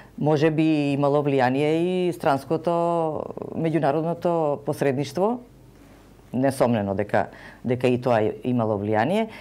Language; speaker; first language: Macedonian; non-native, local second language; Serbian